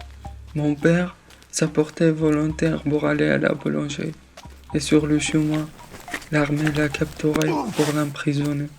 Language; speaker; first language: French; non-native, fluent; Arabic